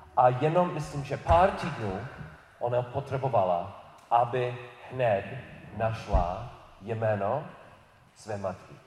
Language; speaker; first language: Czech; non-native, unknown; English